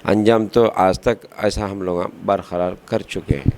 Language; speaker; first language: Urdu; native; Urdu